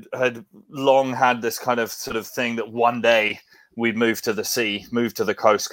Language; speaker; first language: English; native; English